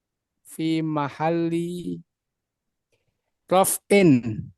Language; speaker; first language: Arabic; non-native, learner; Indonesian